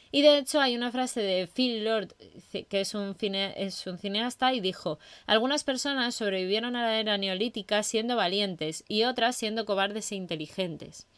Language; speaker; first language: Spanish; native; Spanish